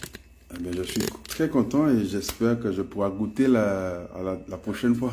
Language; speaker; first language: French; non-native, local second language; English